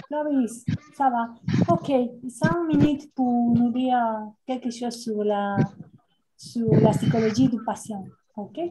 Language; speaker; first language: French; non-native, fluent; Spanish